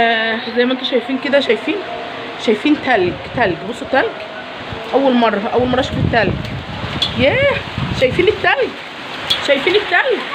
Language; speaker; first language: Arabic; native; Arabic